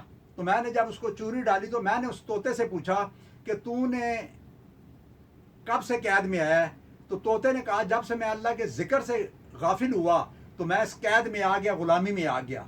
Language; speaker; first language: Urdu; non-native, local second language; Punjabi